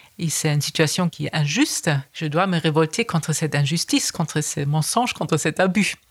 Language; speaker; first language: French; non-native, fluent; German